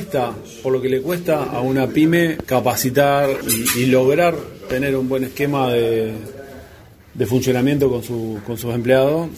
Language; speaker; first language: Spanish; native; Spanish